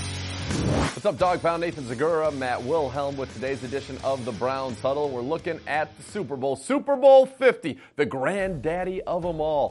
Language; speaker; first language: English; native; English